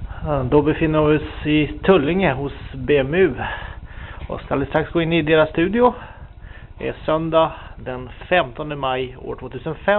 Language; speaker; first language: Swedish; native; Swedish